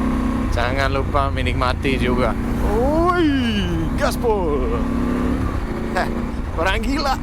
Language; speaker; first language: Indonesian; non-native, learner; English